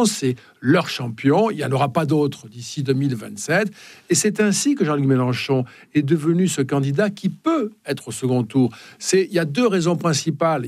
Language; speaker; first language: French; native; French